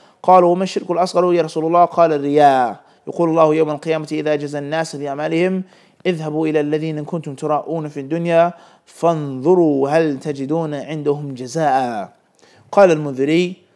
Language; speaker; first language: Arabic; non-native, fluent; English